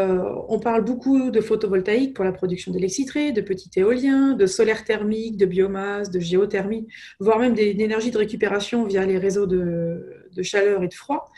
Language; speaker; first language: French; native; French